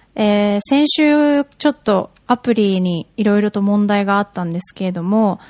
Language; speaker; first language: Japanese; native; Japanese